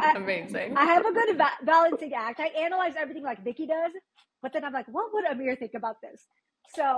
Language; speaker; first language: English; native; English